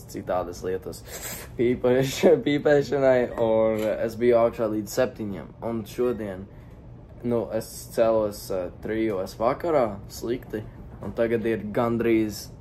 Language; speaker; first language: Latvian; early bilingual, heritage; Latvian